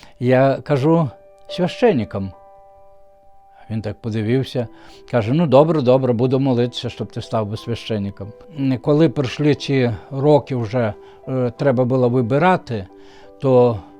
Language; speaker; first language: Ukrainian; non-native, fluent; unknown